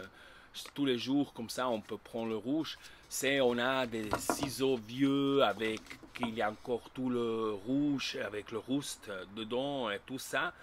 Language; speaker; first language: French; non-native, learner; Spanish